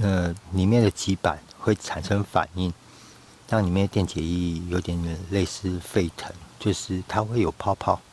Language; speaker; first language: Chinese; native; Chinese